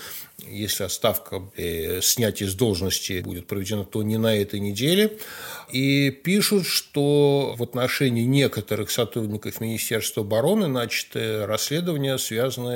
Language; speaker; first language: Russian; native; Russian